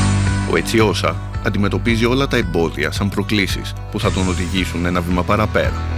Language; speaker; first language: Greek; native; Greek